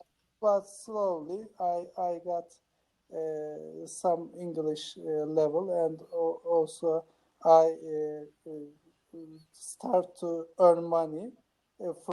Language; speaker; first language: English; non-native, learner; Turkish